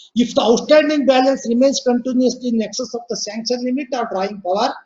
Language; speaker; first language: English; non-native, local second language; Kannada